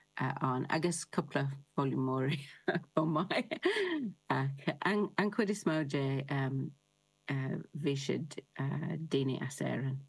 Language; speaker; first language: Irish; non-native, learner; English